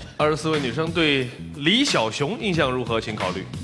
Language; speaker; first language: Chinese; native; Chinese